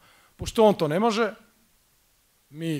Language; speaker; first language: Croatian; native; Croatian